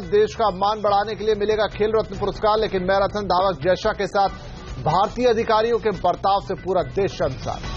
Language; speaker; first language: Hindi; native; Hindi